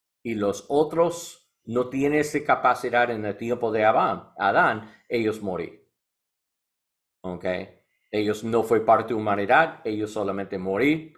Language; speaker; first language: Spanish; non-native, learner; English